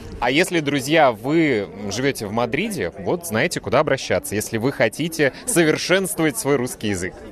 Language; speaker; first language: Russian; native; Russian